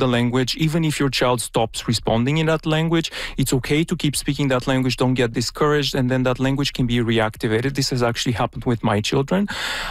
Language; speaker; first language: English; non-native, fluent; Bulgarian